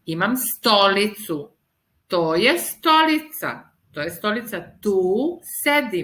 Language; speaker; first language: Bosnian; early bilingual, heritage; Serbian